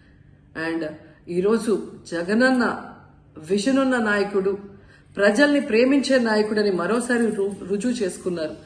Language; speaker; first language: Telugu; native; Telugu